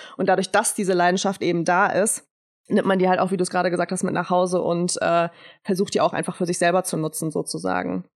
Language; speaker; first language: German; early bilingual, other home language; Turkish